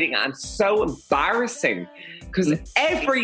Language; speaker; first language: English; native; English